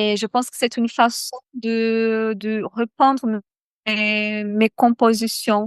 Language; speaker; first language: French; non-native, fluent; Portuguese